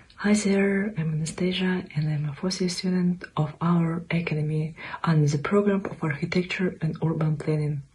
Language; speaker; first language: English; non-native, fluent; Ukrainian